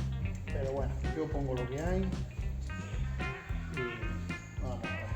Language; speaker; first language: Spanish; native; Spanish